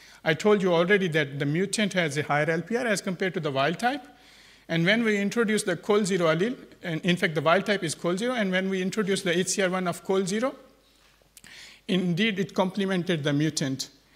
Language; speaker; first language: English; non-native, fluent; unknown